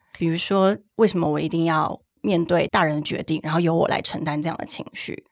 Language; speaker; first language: Chinese; native; Chinese